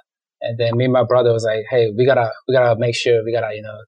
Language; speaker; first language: English; non-native, learner; Korean